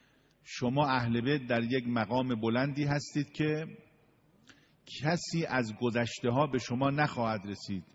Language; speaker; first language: Persian; native; Persian